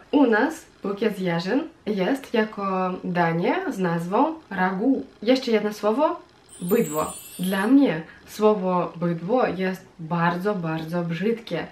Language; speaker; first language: Polish; non-native, fluent; Russian